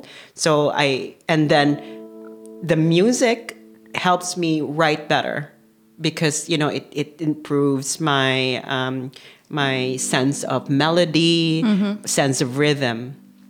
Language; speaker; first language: English; non-native, local second language; Filipino